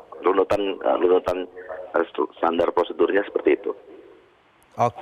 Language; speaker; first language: Indonesian; native; Indonesian